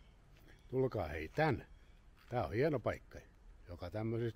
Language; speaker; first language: Finnish; native; Finnish